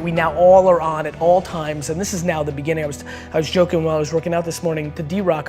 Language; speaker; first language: English; early bilingual, other home language; Russian